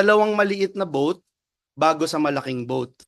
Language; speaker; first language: Filipino; native; Filipino